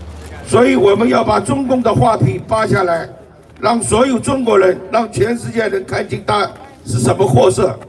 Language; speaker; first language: Chinese; native; Chinese